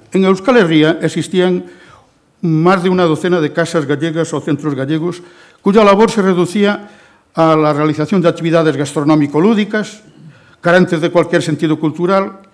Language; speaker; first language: Spanish; non-native, local second language; Galician